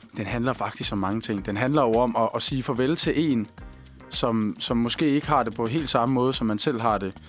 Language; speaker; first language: Danish; native; Danish